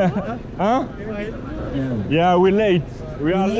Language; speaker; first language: English; non-native, learner; French